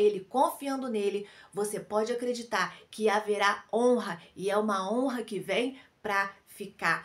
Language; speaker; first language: Portuguese; native; Portuguese